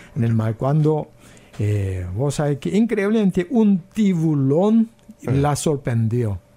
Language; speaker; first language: Spanish; non-native, fluent; Korean